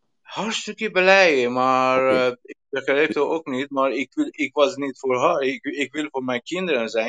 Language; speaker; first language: Dutch; non-native, learner; Persian